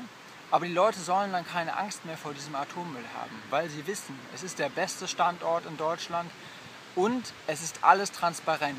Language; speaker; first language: German; native; German